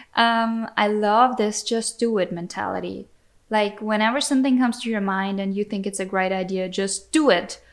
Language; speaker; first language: English; non-native, fluent; German